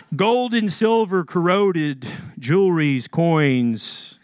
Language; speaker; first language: English; native; English